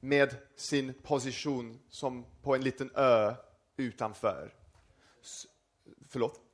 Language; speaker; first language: Swedish; non-native, fluent; English